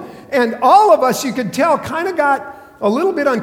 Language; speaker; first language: English; native; English